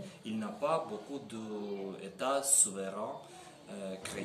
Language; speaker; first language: French; non-native, learner; Ukrainian